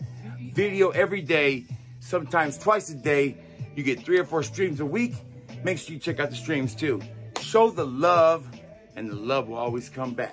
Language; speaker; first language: English; native; English